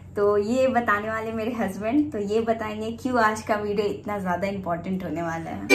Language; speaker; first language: Hindi; non-native, local second language; Bangla